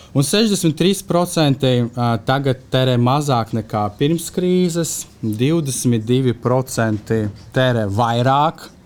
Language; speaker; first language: Latvian; non-native, local second language; Russian